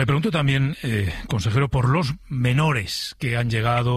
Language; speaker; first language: Spanish; native; Spanish